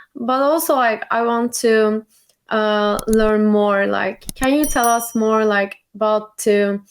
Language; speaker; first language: English; non-native, learner; Turkish